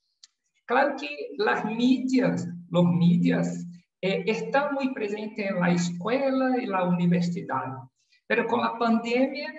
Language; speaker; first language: Spanish; non-native, learner; Portuguese